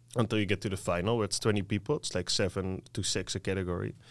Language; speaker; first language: English; non-native, fluent; Dutch